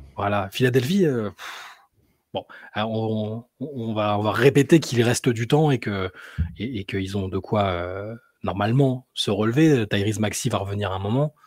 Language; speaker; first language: French; native; French